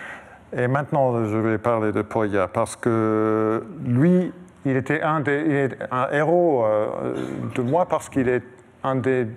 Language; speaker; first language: French; non-native, fluent; English